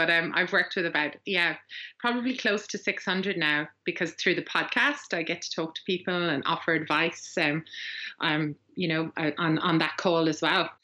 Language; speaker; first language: English; native; English